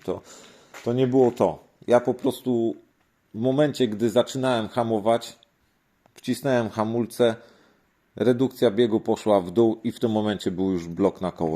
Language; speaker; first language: Polish; native; Polish